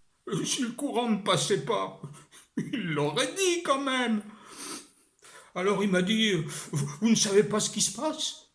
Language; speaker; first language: French; native; French